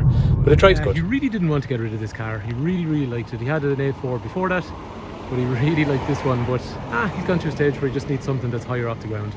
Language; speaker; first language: English; native; English